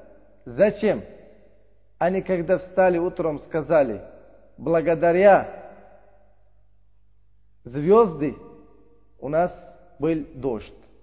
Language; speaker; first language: Russian; non-native, learner; Uzbek